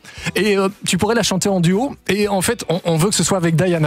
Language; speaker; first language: French; native; French